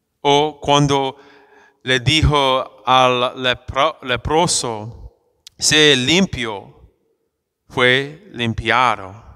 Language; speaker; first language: Spanish; non-native, fluent; English